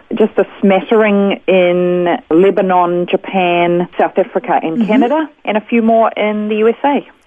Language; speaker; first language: English; native; English